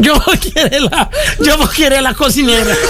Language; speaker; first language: Spanish; non-native, learner; Portuguese